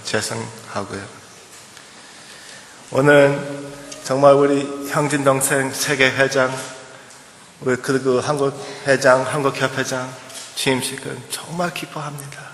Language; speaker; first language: Korean; early bilingual, heritage; English